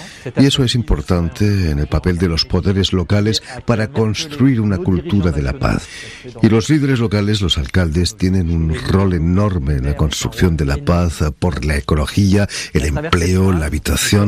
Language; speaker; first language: Spanish; native; Spanish